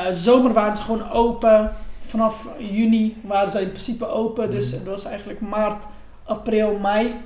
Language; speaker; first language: Dutch; native; Dutch